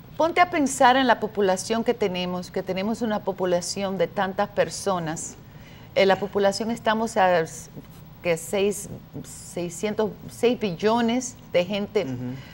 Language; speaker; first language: Spanish; early bilingual, heritage; Spanish